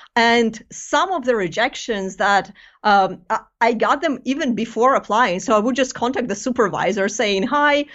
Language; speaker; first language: English; non-native, fluent; Greek